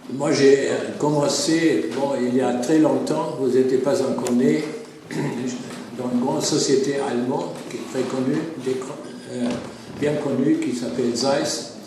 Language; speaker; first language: French; non-native, fluent; German